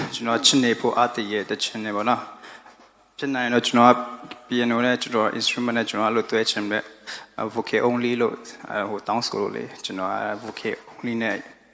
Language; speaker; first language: Burmese; non-native, local second language; Kachin